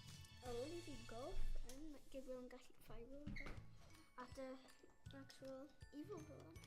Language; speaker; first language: Welsh; non-native, local second language; English